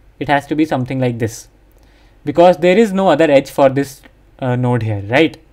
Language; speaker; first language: English; non-native, local second language; Hindi